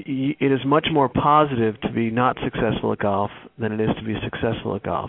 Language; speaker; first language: English; native; English